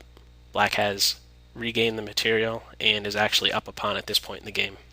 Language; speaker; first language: English; native; English